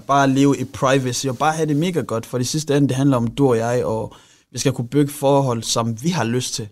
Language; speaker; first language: Danish; early bilingual, other home language; Rundi